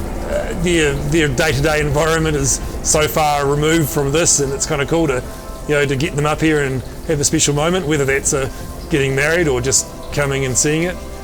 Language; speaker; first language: English; native; English